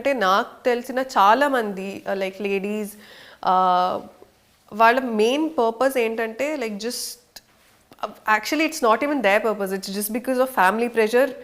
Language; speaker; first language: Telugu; non-native, fluent; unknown